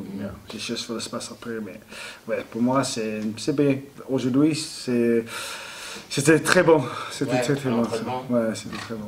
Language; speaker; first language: French; non-native, learner; English